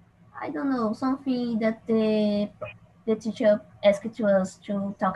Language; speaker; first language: English; non-native, learner; Portuguese